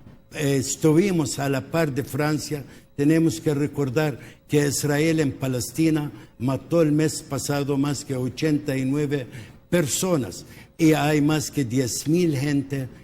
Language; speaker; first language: Spanish; non-native, local second language; Arabic